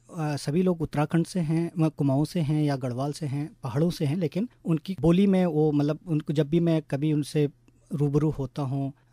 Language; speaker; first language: Hindi; non-native, local second language; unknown